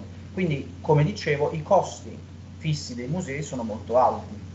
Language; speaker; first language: Italian; native; Italian